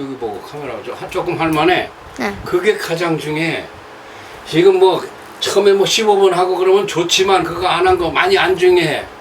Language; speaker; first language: Korean; native; Korean